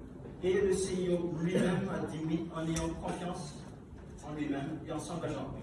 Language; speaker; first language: French; non-native, local second language; Malagasy